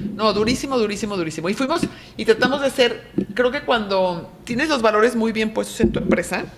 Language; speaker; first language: Spanish; native; Spanish